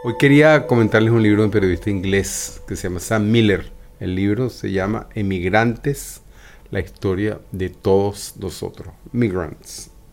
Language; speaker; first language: Spanish; native; Spanish